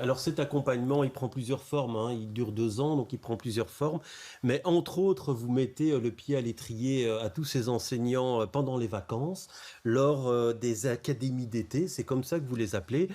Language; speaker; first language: French; native; French